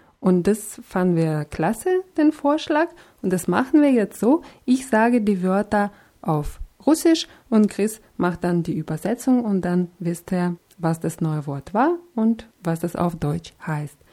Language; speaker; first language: German; non-native, fluent; Russian